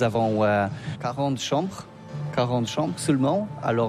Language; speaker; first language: French; non-native, learner; Polish